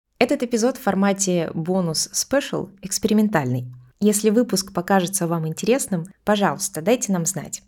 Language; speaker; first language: Russian; native; Russian